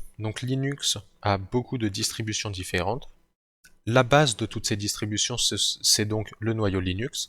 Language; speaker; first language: French; native; French